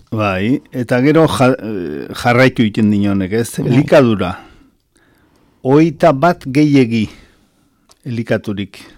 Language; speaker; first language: Basque; native; Basque